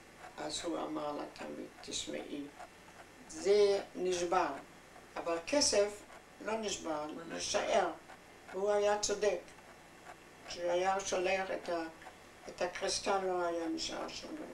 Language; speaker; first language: Hebrew; non-native, fluent; German